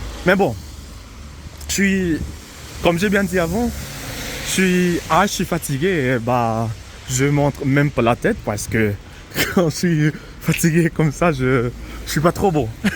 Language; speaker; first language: French; non-native, fluent; English